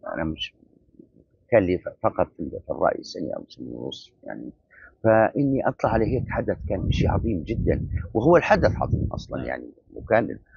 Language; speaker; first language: Arabic; native; Arabic